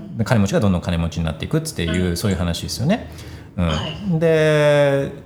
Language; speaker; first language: Japanese; early bilingual, heritage; Japanese